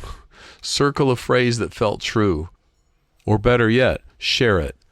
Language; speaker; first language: English; native; English